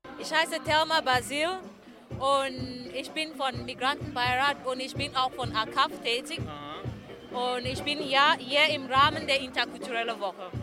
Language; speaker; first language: German; non-native, fluent; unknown